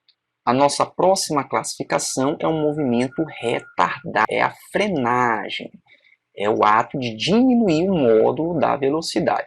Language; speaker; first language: Portuguese; native; Portuguese